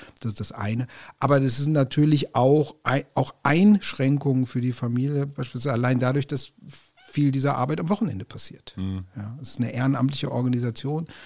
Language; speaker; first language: German; native; German